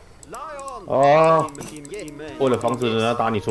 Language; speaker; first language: Chinese; native; Chinese